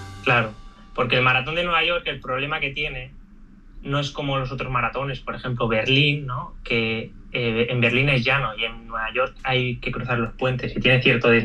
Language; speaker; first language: Spanish; native; Spanish